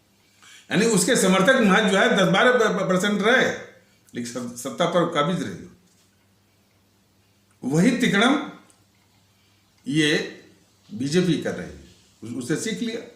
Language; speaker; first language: Hindi; native; Hindi